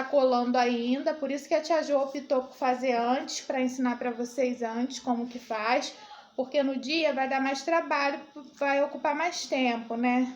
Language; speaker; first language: Portuguese; native; Portuguese